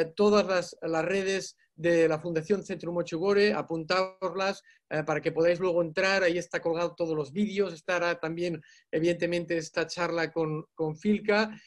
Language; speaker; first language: Spanish; native; Spanish